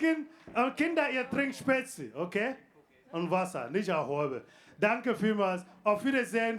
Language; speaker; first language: German; non-native, fluent; Igbo